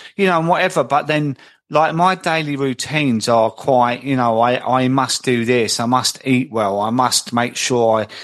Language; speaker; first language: English; native; English